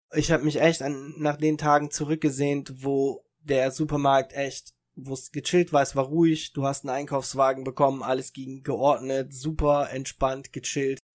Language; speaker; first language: German; early bilingual, other home language; Italian